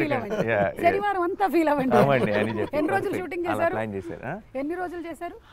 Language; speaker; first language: Telugu; native; Telugu